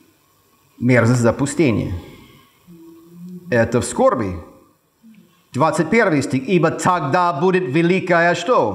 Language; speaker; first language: Russian; non-native, fluent; English